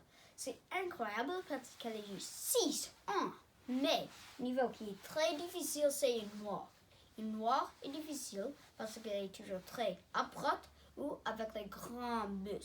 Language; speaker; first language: French; non-native, learner; English